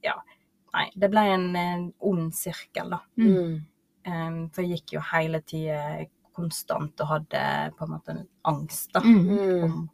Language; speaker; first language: Norwegian; early bilingual, other home language; Spanish